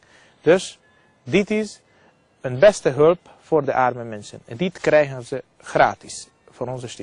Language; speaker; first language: Dutch; non-native, fluent; Hungarian